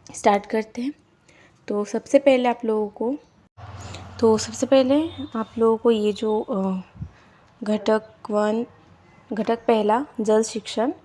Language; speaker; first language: Hindi; non-native, local second language; Marathi